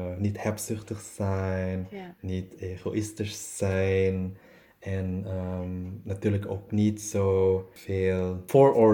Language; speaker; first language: Dutch; non-native, learner; German